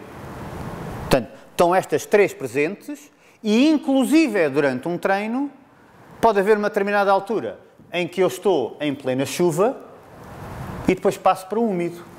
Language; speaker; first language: Portuguese; native; Portuguese